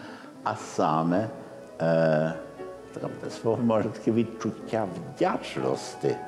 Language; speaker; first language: Ukrainian; early bilingual, heritage; Ukrainian